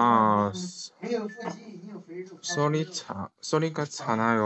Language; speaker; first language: Korean; non-native, learner; Chinese